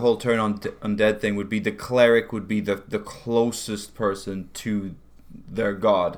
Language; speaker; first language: English; native; English